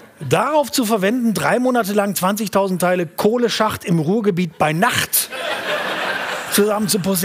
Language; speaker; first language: German; native; German